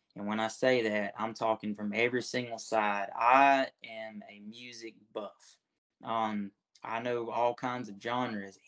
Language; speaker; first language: English; native; English